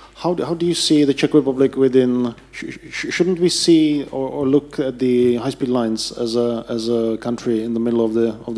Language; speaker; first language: English; non-native, fluent; Czech